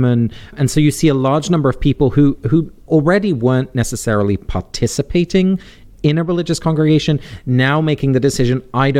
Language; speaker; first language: English; native; English